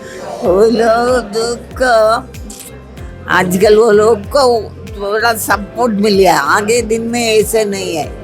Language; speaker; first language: Hindi; non-native, local second language; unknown